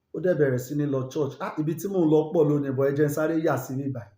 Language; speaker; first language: English; non-native, local second language; Yoruba